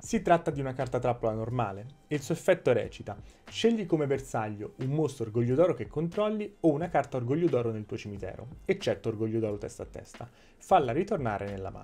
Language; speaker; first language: Italian; native; Italian